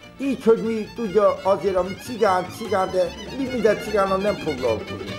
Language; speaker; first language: Hungarian; non-native, local second language; Romany